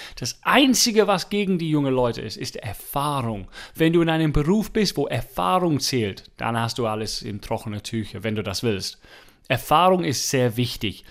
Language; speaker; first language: German; non-native, fluent; English